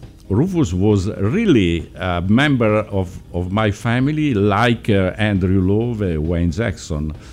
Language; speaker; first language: English; non-native, learner; Italian